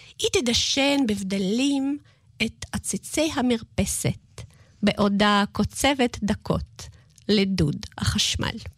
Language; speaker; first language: Hebrew; non-native, fluent; Russian